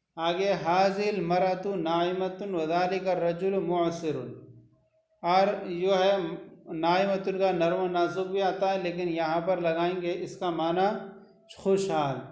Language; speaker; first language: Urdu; native; Urdu